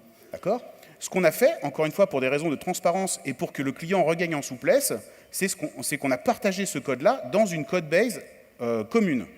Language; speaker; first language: French; native; French